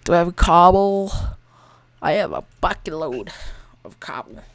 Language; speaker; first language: English; native; English